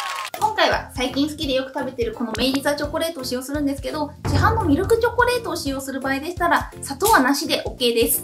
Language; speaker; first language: Japanese; native; Japanese